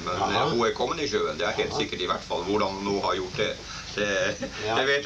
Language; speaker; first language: Norwegian; native; Norwegian